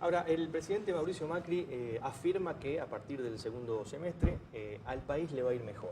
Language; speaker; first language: Spanish; native; Spanish